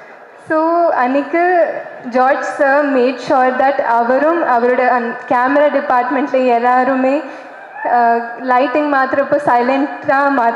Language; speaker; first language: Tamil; non-native, learner; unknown